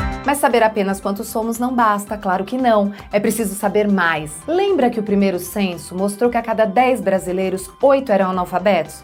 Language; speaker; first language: Portuguese; native; Portuguese